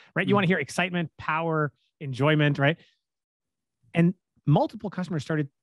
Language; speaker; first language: English; native; English